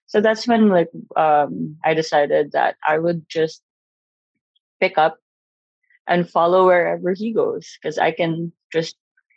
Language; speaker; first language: English; non-native, local second language; Filipino